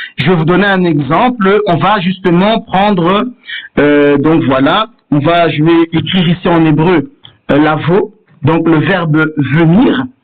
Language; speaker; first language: French; native; French